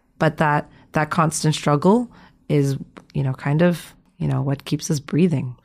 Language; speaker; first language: English; early bilingual, other home language; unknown